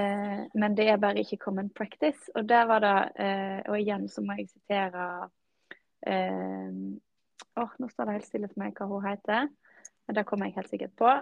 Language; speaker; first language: Norwegian; native; Norwegian